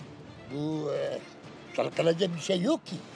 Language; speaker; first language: Turkish; non-native, local second language; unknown